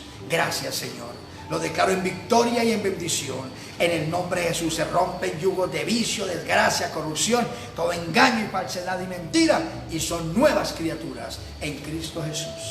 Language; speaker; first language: Spanish; native; Spanish